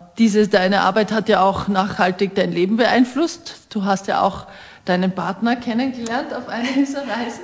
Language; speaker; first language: German; native; German